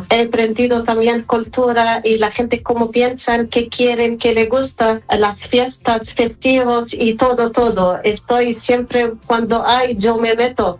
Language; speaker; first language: Spanish; non-native, fluent; Arabic